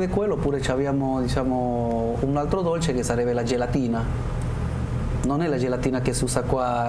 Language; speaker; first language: Italian; non-native, learner; Spanish